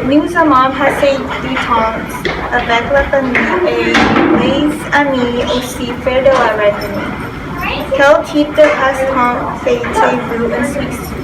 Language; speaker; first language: French; non-native, learner; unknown